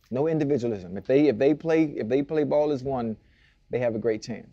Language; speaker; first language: English; native; English